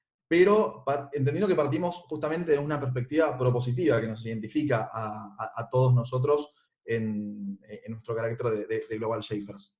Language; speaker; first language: Spanish; native; Spanish